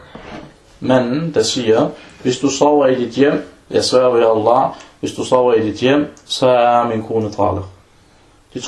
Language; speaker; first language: Danish; early bilingual, other home language; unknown